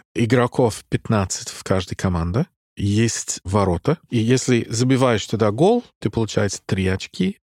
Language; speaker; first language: Russian; non-native, fluent; English